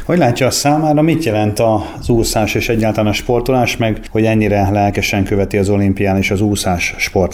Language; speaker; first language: Hungarian; native; Hungarian